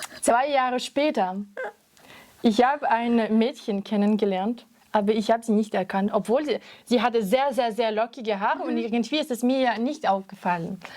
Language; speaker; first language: German; non-native, fluent; French